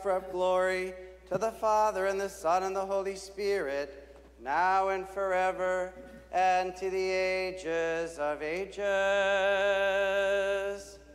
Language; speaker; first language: English; native; English